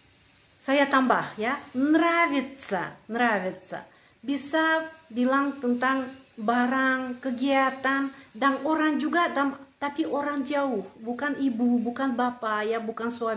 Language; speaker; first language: Indonesian; non-native, fluent; Russian